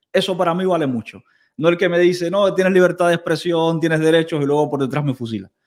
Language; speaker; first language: Spanish; native; Spanish